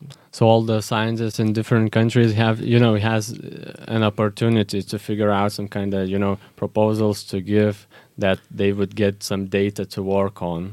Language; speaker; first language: English; non-native, fluent; Lithuanian